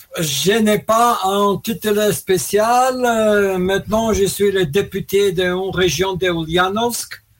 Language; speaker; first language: French; non-native, fluent; Russian